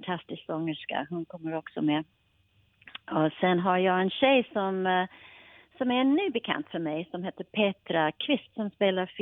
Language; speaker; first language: Swedish; non-native, fluent; English